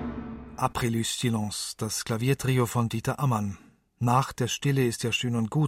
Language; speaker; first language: German; native; German